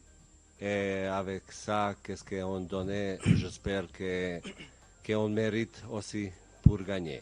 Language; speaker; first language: French; non-native, learner; Bosnian